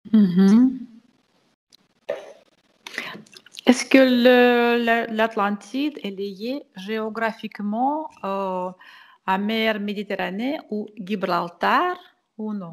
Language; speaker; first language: French; non-native, fluent; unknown